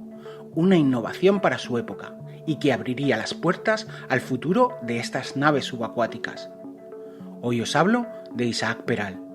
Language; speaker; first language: Spanish; native; Spanish